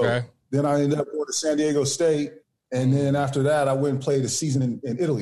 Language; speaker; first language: English; native; English